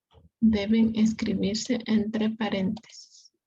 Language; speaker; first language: Spanish; native; Spanish